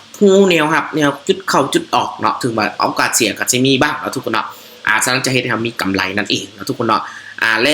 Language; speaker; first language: Thai; non-native, local second language; Northeastern Thai